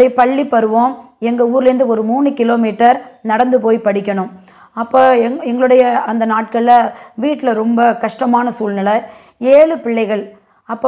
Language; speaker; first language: Tamil; native; Tamil